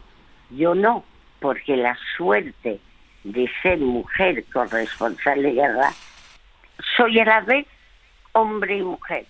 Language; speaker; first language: Spanish; early bilingual, other home language; French